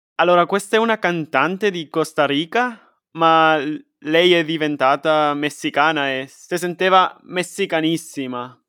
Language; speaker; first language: Italian; non-native, fluent; Spanish